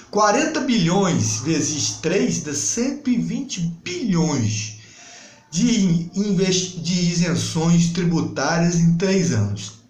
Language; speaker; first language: Portuguese; native; Portuguese